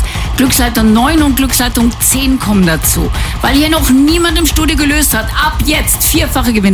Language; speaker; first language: German; native; German